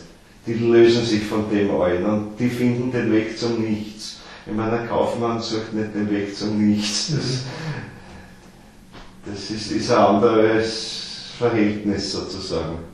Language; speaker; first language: German; native; German